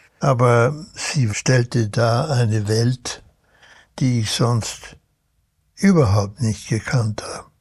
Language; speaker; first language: German; early bilingual, heritage; German